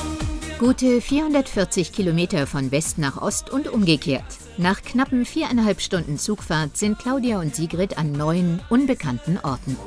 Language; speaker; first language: German; native; German